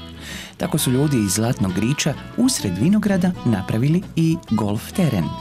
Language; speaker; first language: Croatian; native; Croatian